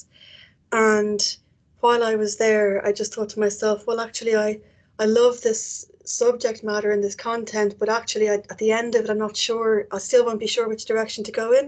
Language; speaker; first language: English; native; English